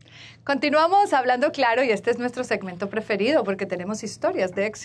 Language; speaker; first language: Spanish; native; Spanish